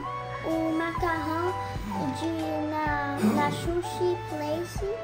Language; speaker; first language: Portuguese; early bilingual, heritage; Portuguese